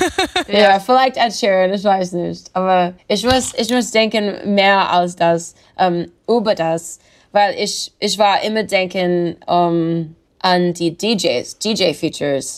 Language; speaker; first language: German; non-native, learner; English